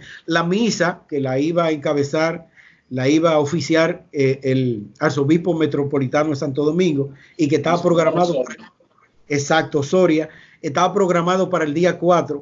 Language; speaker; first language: Spanish; native; Spanish